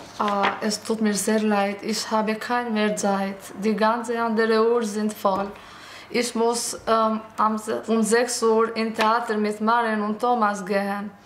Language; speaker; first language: German; non-native, learner; Albanian